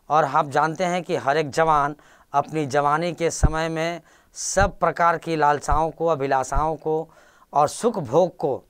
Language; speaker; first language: Hindi; native; Hindi